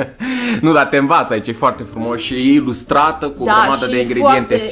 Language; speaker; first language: Romanian; native; Romanian